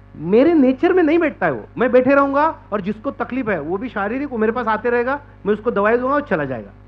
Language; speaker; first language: Hindi; non-native, local second language; Marathi